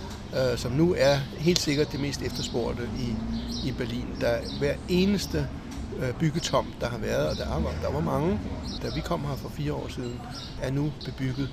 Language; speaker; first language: Danish; native; Danish